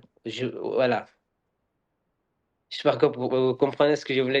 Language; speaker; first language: French; non-native, learner; Arabic